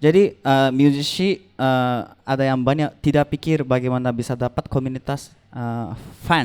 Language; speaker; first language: Indonesian; non-native, learner; Japanese